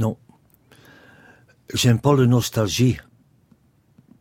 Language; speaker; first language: French; non-native, local second language; Dutch